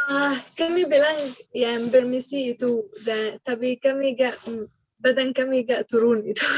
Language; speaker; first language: Indonesian; non-native, learner; Arabic